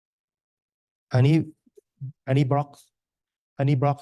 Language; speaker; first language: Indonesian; non-native, learner; Thai